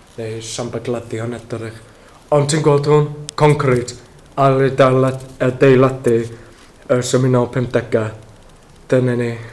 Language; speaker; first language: Welsh; native; Welsh